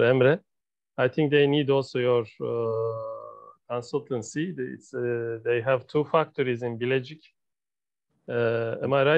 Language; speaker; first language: English; non-native, fluent; Turkish